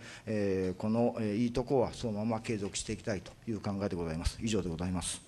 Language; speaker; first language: Japanese; native; Japanese